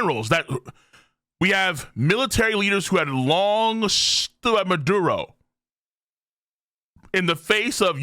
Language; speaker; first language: English; native; English